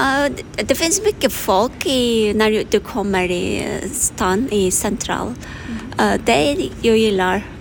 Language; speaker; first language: Swedish; non-native, learner; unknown